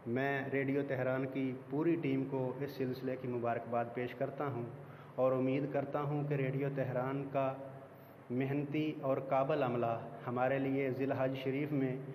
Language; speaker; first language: Urdu; non-native, local second language; Punjabi